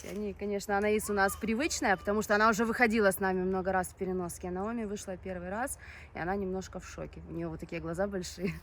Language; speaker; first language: Russian; native; Russian